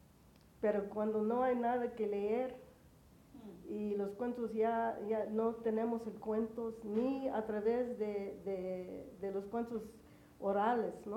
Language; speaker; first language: Spanish; early bilingual, heritage; English